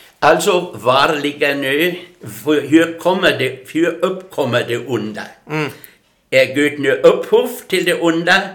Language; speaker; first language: Swedish; non-native, fluent; German